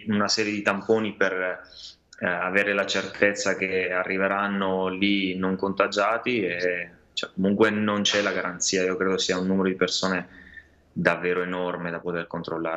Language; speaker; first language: Italian; native; Italian